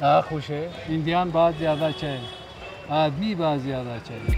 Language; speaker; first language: Hindi; non-native, learner; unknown